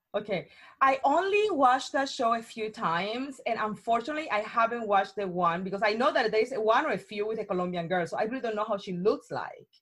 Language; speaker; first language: English; non-native, fluent; Spanish